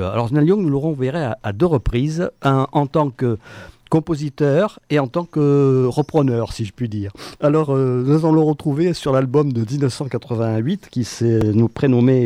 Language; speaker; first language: French; native; French